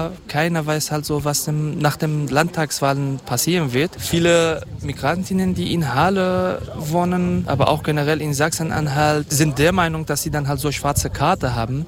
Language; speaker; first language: German; non-native, fluent; Kurdish